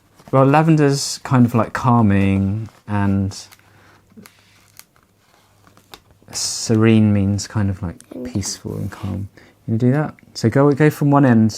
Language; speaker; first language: English; native; English